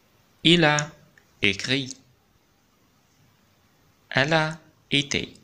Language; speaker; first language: French; non-native, fluent; Arabic